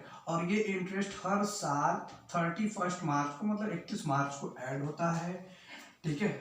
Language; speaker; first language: Hindi; native; Hindi